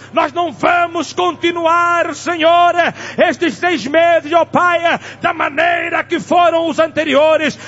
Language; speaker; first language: Portuguese; non-native, local second language; Tsonga